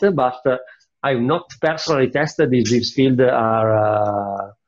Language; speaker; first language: English; non-native, fluent; Italian